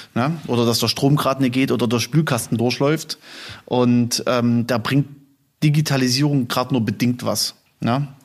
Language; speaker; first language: German; native; German